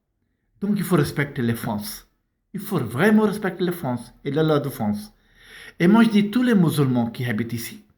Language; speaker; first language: French; non-native, learner; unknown